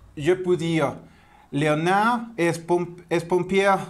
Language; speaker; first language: French; non-native, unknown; Spanish